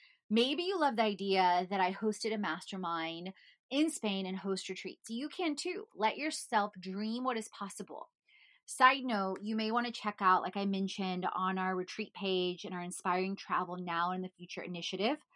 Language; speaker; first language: English; early bilingual, other home language; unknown